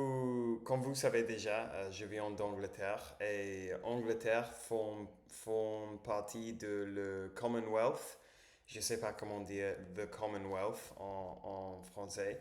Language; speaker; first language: French; non-native, learner; English